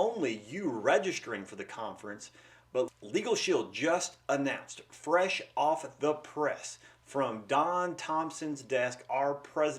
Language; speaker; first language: English; native; English